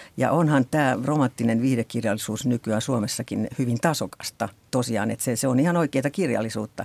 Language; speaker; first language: Finnish; native; Finnish